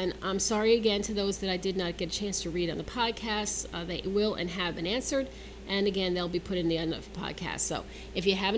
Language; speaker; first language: English; native; English